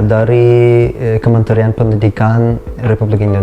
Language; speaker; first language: Indonesian; non-native, learner; Turkish